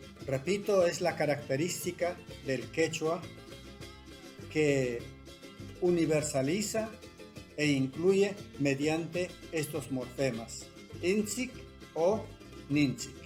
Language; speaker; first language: Spanish; non-native, local second language; Quechua